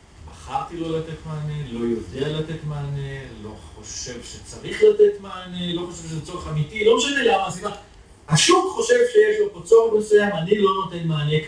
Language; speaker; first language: Hebrew; native; Hebrew